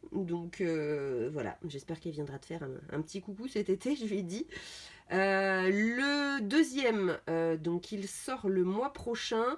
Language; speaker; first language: French; native; French